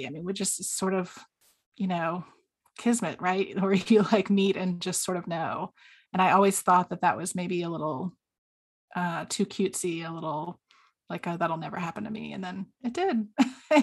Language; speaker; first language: English; native; English